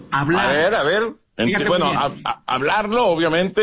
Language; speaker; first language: Spanish; native; Spanish